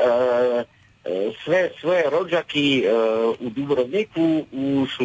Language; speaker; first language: Croatian; non-native, learner; Czech